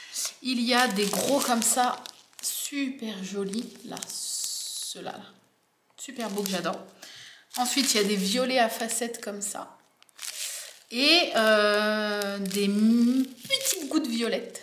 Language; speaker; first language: French; native; French